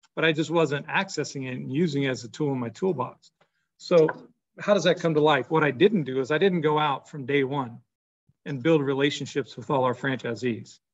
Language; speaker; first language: English; native; English